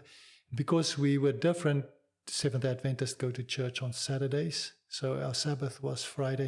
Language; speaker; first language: English; non-native, local second language; Afrikaans